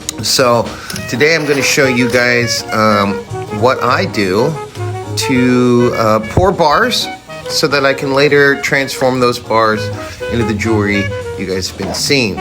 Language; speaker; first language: English; native; English